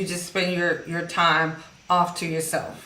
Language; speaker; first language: English; native; English